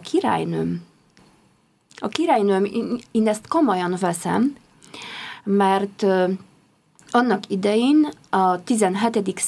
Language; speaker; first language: Hungarian; non-native, fluent; Polish